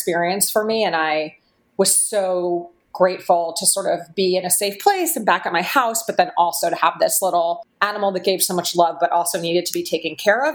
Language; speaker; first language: English; native; English